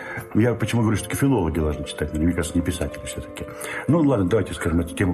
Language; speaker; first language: Russian; native; Russian